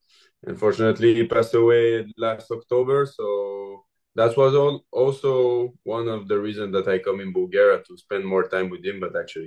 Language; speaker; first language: English; non-native, learner; French